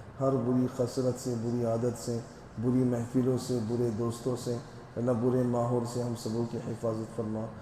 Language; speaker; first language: Urdu; non-native, local second language; Konkani